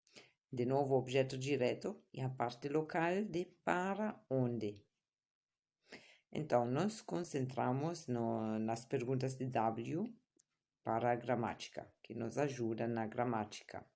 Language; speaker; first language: Portuguese; non-native, fluent; German